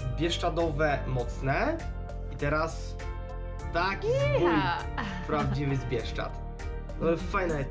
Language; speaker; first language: Polish; native; Polish